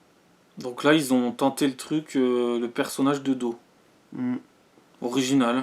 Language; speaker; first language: French; native; French